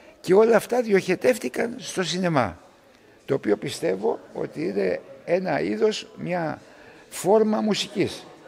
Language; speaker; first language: Greek; early bilingual, heritage; Greek